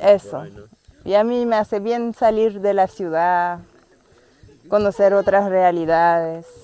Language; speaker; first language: Spanish; non-native, fluent; French